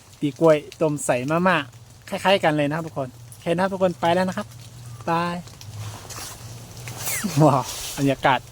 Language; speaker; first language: Thai; non-native, local second language; Shan